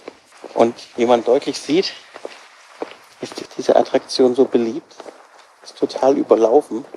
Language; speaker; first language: German; native; German